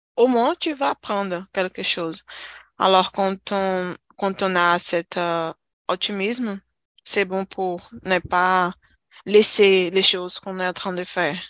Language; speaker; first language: French; non-native, learner; Portuguese